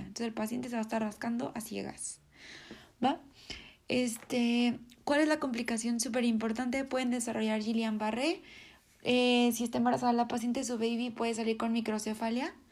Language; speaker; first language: Spanish; native; Spanish